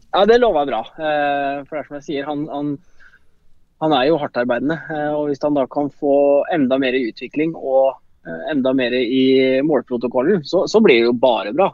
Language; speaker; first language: Norwegian; native; Norwegian